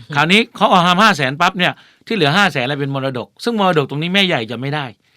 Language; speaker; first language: Thai; native; Thai